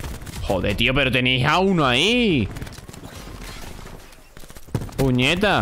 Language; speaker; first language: Spanish; native; Spanish